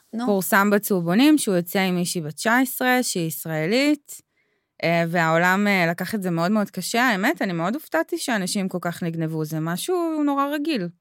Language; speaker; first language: Hebrew; early bilingual, other home language; Russian